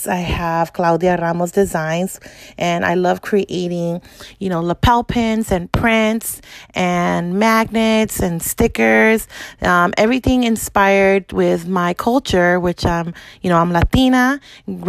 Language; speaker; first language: English; native; English